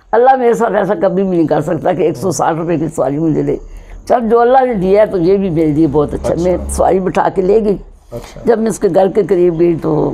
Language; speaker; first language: Urdu; non-native, local second language; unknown